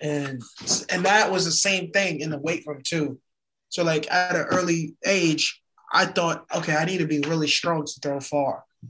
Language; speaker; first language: English; early bilingual, other home language; Haitian Creole